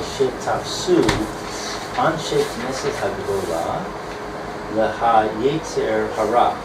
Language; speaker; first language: Hebrew; non-native, learner; English